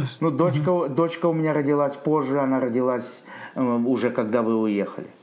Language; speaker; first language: Russian; native; Russian